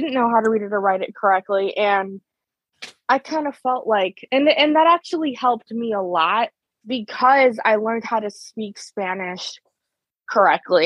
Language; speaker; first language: English; early bilingual, other home language; Spanish